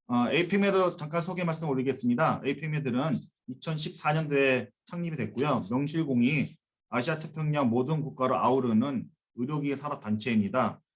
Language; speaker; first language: Korean; native; Korean